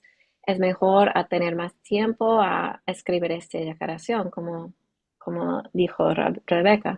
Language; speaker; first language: Spanish; non-native, learner; English